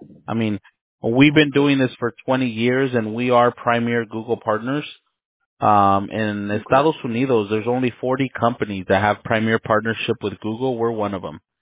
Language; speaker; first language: English; early bilingual, other home language; Spanish